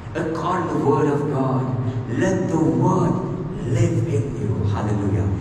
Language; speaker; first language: English; non-native, local second language; Sinhala